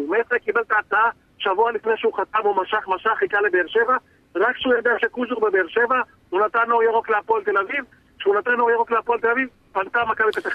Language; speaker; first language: Hebrew; native; Hebrew